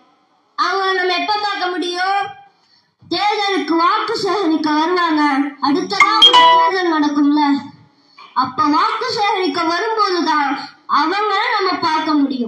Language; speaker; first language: Tamil; native; Tamil